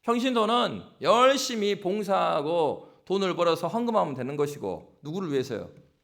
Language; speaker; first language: Korean; native; Korean